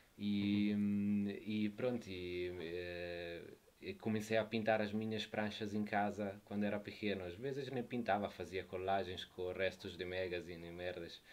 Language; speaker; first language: Portuguese; non-native, fluent; Italian